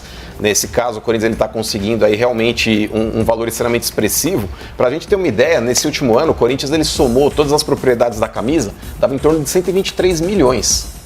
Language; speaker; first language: Portuguese; native; Portuguese